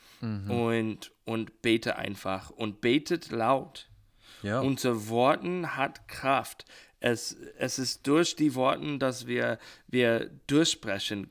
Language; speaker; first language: German; non-native, learner; English